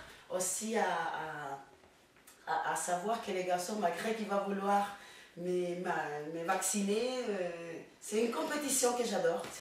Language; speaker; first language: French; non-native, fluent; Spanish